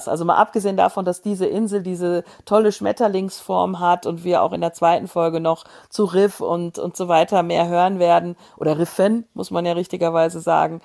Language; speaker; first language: German; native; German